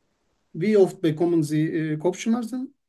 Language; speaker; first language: German; non-native, learner; Turkish